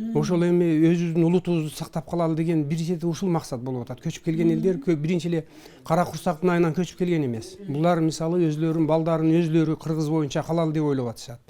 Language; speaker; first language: Kyrgyz; early bilingual, heritage; Kyrgyz